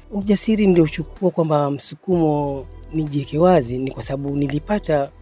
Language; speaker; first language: Swahili; native; Swahili